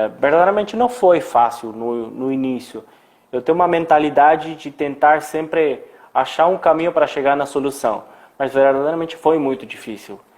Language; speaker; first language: Portuguese; non-native, fluent; Spanish